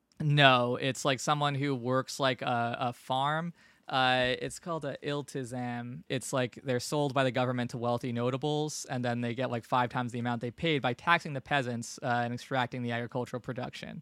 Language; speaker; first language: English; native; English